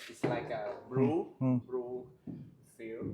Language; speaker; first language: English; non-native, learner; Thai